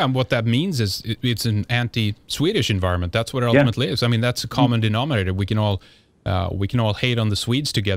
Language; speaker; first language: English; non-native, fluent; Swedish